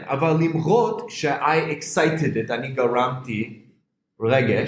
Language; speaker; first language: Hebrew; non-native, fluent; English